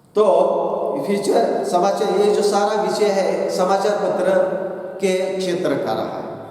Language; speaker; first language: Hindi; non-native, local second language; Marathi